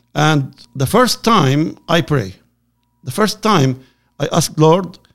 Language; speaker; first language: English; non-native, learner; Arabic